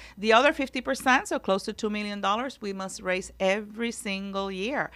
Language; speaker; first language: English; non-native, local second language; Spanish